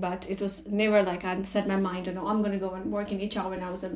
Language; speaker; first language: English; non-native, local second language; Nepali